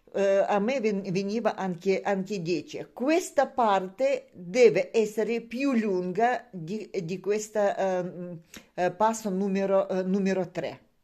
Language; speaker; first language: Italian; non-native, learner; Russian